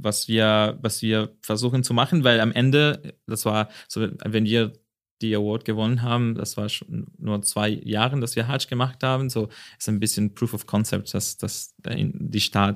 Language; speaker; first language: German; non-native, fluent; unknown